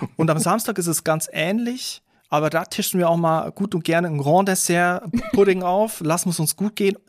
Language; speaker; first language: German; native; German